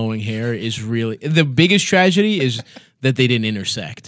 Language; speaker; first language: English; native; English